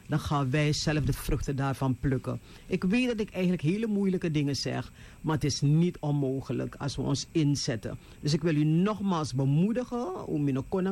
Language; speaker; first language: Dutch; native; Dutch